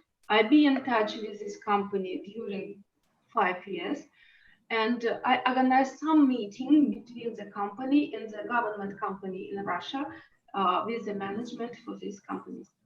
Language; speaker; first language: English; non-native, learner; Russian